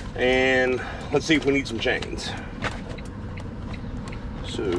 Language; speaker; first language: English; native; English